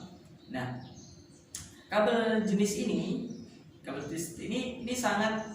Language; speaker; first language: Indonesian; native; Indonesian